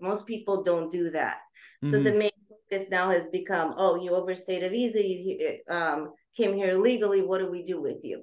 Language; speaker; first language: English; early bilingual, other home language; Russian